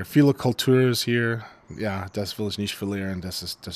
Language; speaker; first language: German; non-native, fluent; English